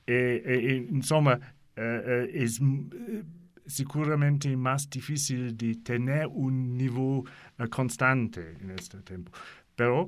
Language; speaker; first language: Italian; non-native, learner; English